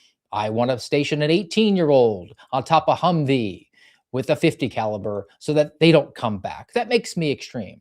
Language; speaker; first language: English; native; English